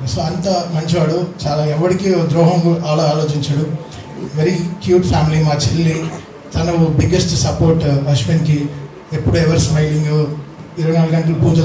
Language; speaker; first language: Telugu; native; Telugu